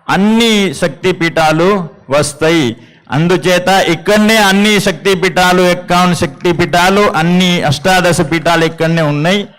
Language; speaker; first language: Telugu; non-native, local second language; Hindi